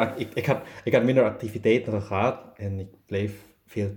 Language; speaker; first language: Dutch; non-native, learner; German